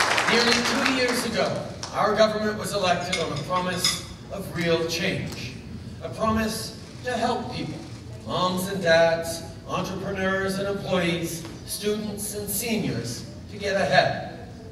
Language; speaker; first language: English; early bilingual, other home language; French